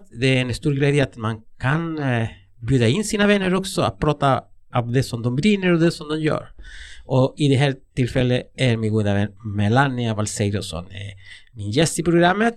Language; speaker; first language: Swedish; non-native, fluent; Spanish